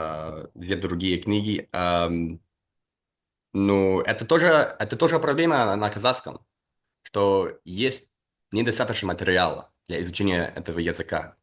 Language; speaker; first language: Russian; non-native, fluent; English